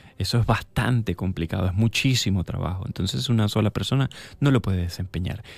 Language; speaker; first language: Spanish; native; Spanish